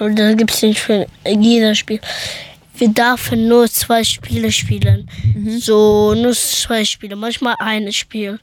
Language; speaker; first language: German; early bilingual, other home language; Persian